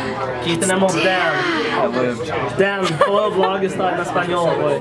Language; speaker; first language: Spanish; non-native, fluent; English